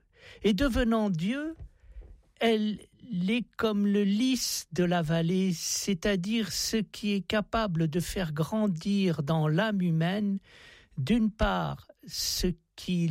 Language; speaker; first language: French; native; French